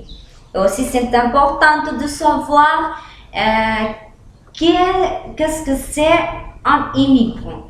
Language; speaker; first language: French; non-native, learner; Spanish